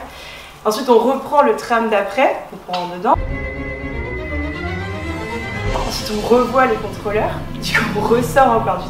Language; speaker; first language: French; native; French